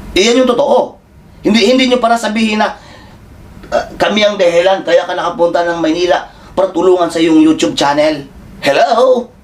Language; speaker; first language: Filipino; non-native, local second language; Cebuano